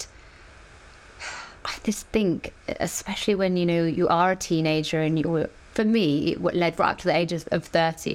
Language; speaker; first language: English; native; English